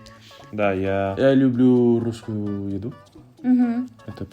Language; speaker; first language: Russian; non-native, learner; Spanish